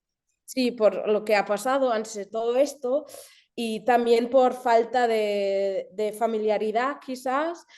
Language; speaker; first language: Spanish; early bilingual, heritage; German